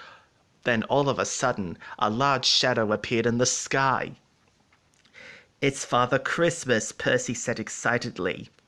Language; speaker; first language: English; native; English